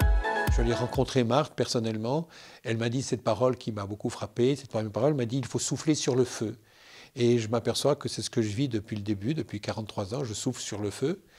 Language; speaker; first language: French; native; French